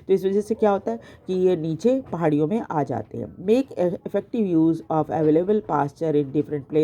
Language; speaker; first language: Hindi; native; Hindi